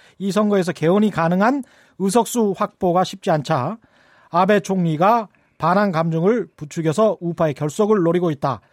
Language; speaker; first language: Korean; native; Korean